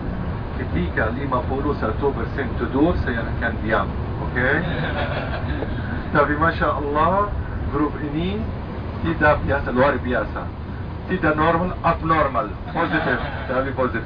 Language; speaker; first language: Indonesian; non-native, fluent; Arabic